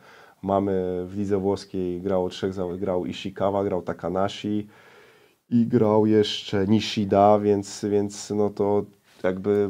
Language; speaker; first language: Polish; native; Polish